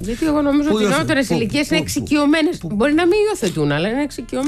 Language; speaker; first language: Greek; native; Greek